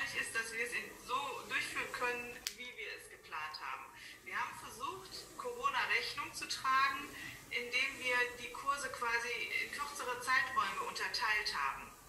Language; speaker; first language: German; native; German